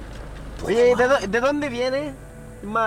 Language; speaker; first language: Spanish; non-native, fluent; French